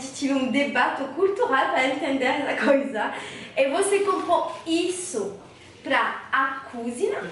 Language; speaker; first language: Portuguese; non-native, learner; French